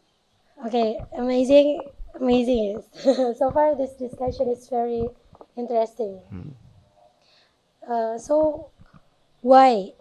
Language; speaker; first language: English; non-native, learner; Indonesian